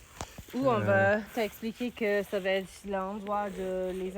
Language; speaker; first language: French; non-native, learner; English